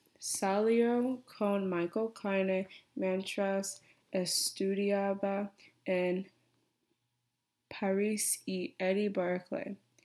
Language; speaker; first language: Spanish; non-native, learner; English